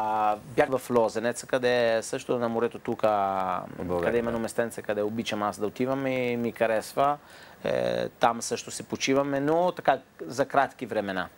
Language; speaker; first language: Bulgarian; non-native, fluent; Italian